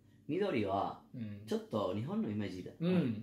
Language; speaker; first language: Japanese; non-native, learner; Spanish